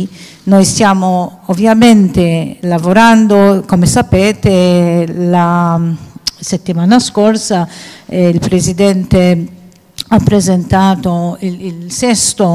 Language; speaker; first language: Italian; non-native, fluent; Maltese